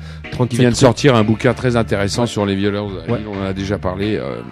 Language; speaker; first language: French; native; French